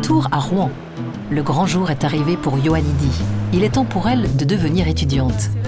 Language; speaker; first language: French; native; French